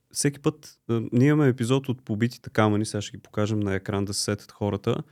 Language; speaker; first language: Bulgarian; native; Bulgarian